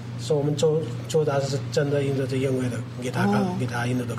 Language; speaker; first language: Chinese; non-native, learner; Hindi